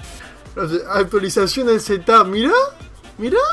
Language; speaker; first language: Spanish; native; Spanish